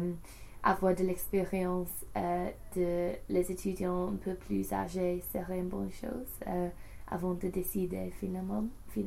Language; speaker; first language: French; non-native, learner; English